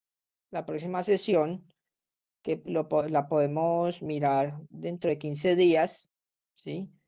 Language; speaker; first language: Spanish; native; Spanish